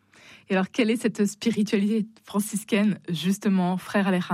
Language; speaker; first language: French; native; French